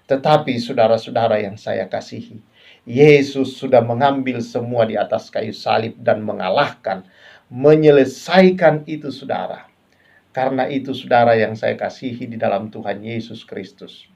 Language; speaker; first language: Indonesian; native; Indonesian